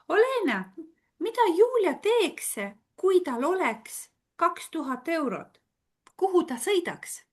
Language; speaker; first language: Estonian; non-native, fluent; Russian